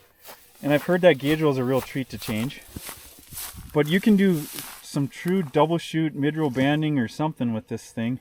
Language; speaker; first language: English; native; English